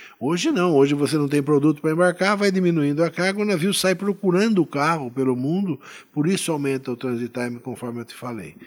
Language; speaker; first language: Portuguese; native; Portuguese